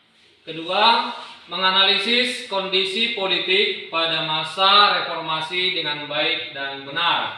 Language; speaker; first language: Indonesian; native; Indonesian